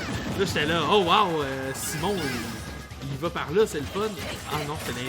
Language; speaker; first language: French; native; French